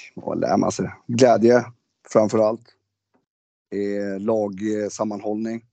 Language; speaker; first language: Swedish; native; Swedish